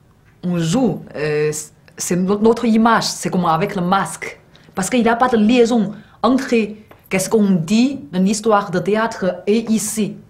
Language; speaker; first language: French; non-native, learner; Chinese